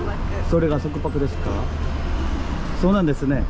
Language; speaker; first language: Japanese; non-native, learner; Korean